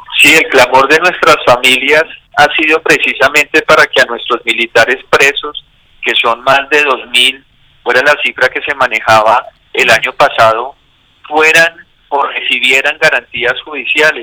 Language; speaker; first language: Spanish; native; Spanish